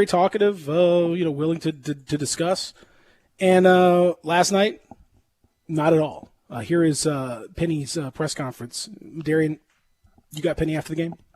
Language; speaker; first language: English; native; English